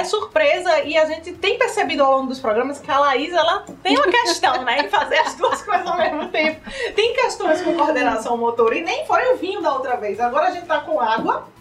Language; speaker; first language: Portuguese; native; Portuguese